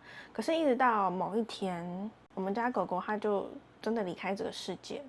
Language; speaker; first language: Chinese; native; Chinese